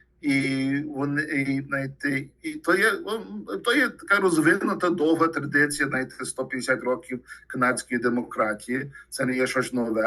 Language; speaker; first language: Ukrainian; early bilingual, heritage; Ukrainian